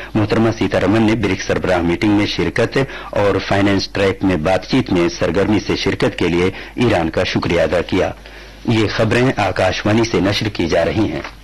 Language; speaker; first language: Urdu; native; Urdu